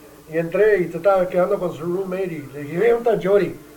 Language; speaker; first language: Spanish; early bilingual, heritage; Spanish